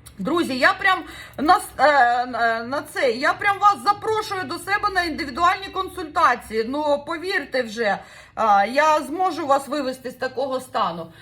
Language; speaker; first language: Ukrainian; non-native, local second language; Russian